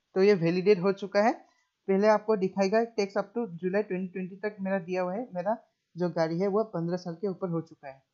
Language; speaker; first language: Hindi; non-native, local second language; Assamese